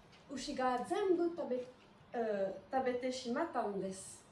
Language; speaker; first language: Japanese; non-native, learner; French